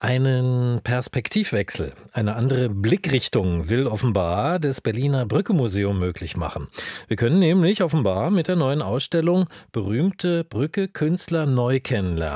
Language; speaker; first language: German; native; German